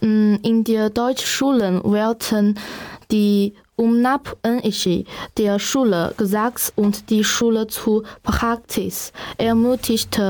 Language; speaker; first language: German; non-native, learner; Chinese